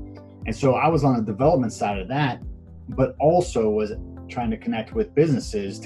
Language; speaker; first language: English; native; English